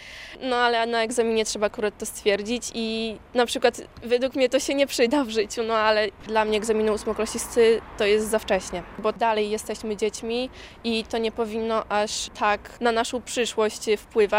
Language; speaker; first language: Polish; native; Polish